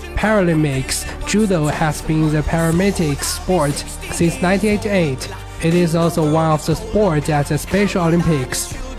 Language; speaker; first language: English; non-native, fluent; Chinese